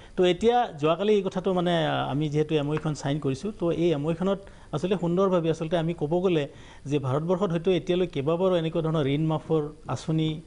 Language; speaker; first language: Assamese; native; Assamese